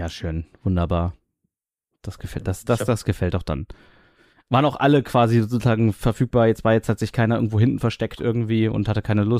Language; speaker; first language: German; native; German